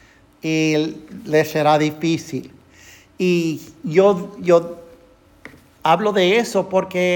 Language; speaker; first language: Spanish; non-native, fluent; English